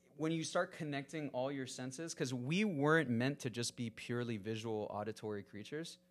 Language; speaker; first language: English; early bilingual, other home language; Spanish